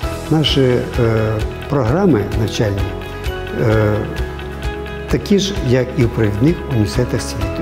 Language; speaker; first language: Ukrainian; non-native, local second language; Russian